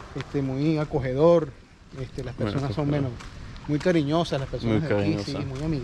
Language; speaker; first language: Spanish; native; Spanish